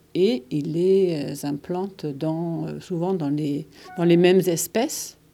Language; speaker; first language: French; non-native, fluent; German